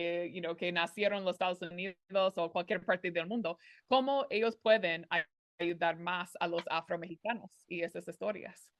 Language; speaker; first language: Spanish; non-native, fluent; English